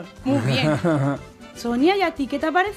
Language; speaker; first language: Spanish; native; Spanish